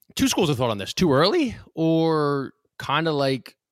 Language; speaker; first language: English; native; English